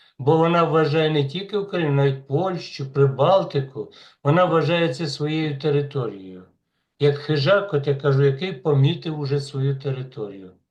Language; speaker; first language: Ukrainian; native; Ukrainian